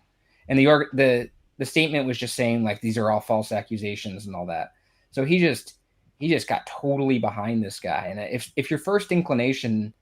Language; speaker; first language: English; native; English